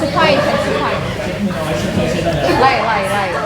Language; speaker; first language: English; non-native, learner; Malay